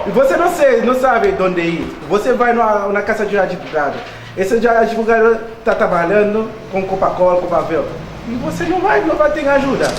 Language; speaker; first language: Portuguese; non-native, learner; Haitian Creole